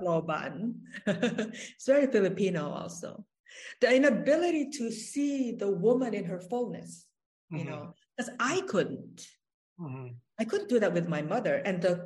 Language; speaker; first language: English; non-native, local second language; Waray